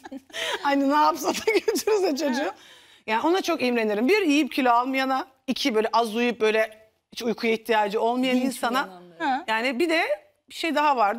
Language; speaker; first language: Turkish; native; Turkish